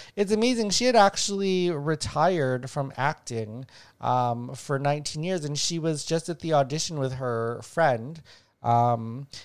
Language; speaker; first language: English; native; English